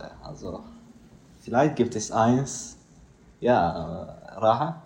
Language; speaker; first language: German; non-native, learner; Arabic